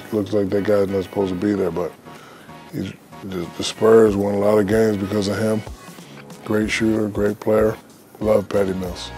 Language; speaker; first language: English; native; English